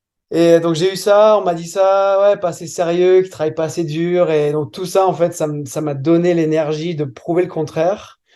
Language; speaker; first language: French; native; French